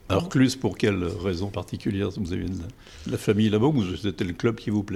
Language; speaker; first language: French; native; French